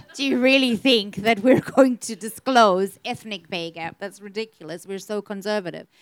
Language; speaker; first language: English; native; English